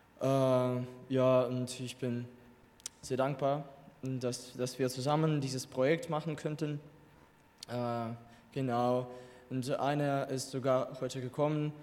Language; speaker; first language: German; non-native, fluent; Russian